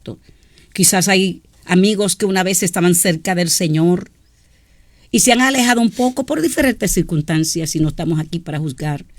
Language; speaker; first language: Spanish; native; Spanish